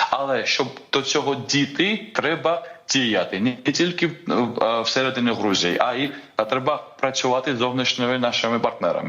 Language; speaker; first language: Ukrainian; non-native, fluent; Georgian